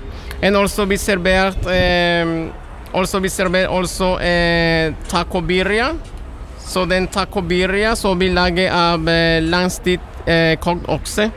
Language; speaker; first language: Norwegian; non-native, learner; Spanish